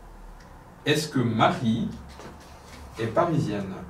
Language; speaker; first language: French; non-native, local second language; Kinyarwanda